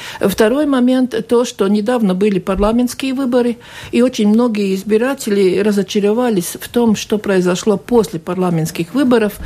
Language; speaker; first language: Russian; non-native, local second language; Latvian